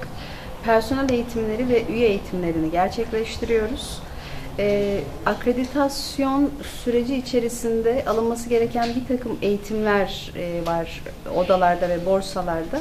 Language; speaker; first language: Turkish; native; Turkish